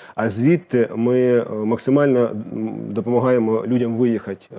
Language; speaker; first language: Ukrainian; non-native, local second language; Russian